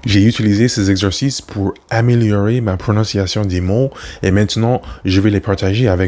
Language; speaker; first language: French; non-native, learner; English